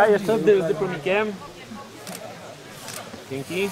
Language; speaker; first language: Polish; native; Polish